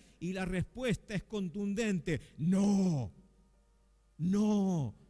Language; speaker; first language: Spanish; native; Spanish